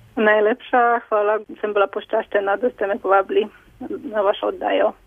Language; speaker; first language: Slovenian; non-native, fluent; Polish